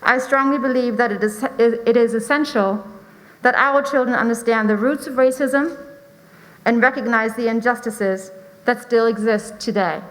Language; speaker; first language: English; non-native, fluent; German